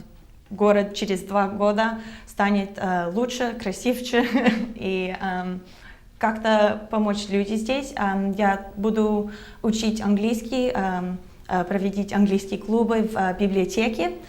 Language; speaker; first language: Russian; non-native, learner; English